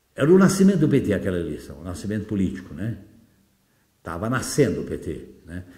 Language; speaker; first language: Portuguese; native; Portuguese